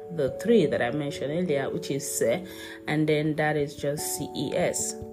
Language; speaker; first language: English; non-native, local second language; Yoruba